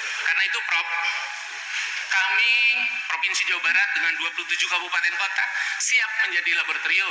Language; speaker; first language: Indonesian; non-native, local second language; Sundanese